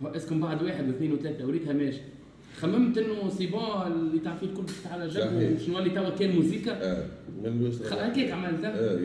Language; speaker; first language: Arabic; native; Arabic